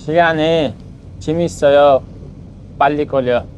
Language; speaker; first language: Korean; non-native, learner; Uzbek